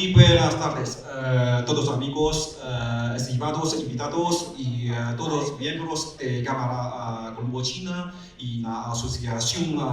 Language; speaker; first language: Spanish; non-native, learner; Chinese